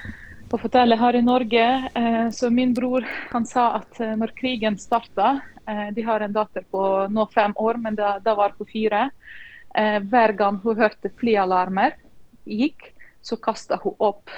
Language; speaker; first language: Norwegian; non-native, fluent; Ukrainian